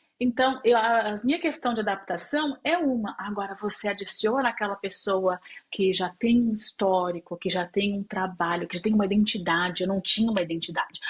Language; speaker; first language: Portuguese; native; Portuguese